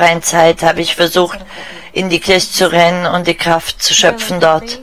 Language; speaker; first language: German; non-native, fluent; Czech